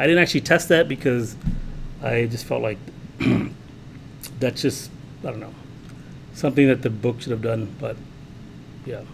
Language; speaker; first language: English; native; English